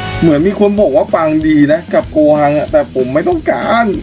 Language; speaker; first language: Thai; native; Thai